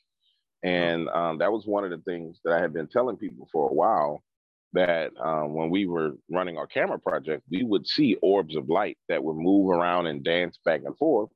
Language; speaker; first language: English; native; English